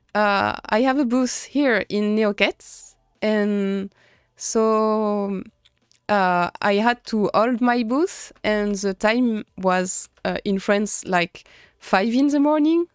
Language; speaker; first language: English; non-native, fluent; French